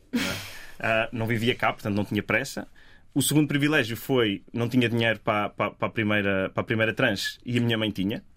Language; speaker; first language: Portuguese; native; Portuguese